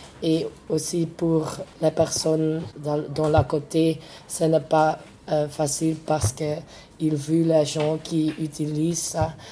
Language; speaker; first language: French; non-native, local second language; Dutch